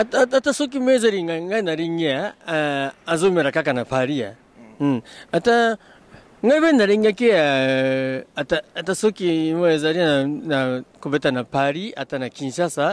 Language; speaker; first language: Lingala; non-native, fluent; Japanese